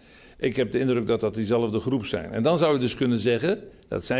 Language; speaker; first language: Dutch; native; Dutch